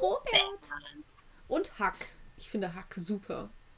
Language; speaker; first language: German; native; German